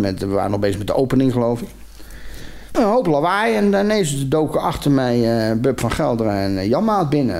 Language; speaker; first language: Dutch; native; Dutch